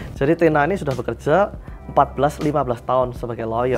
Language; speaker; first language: Indonesian; native; Indonesian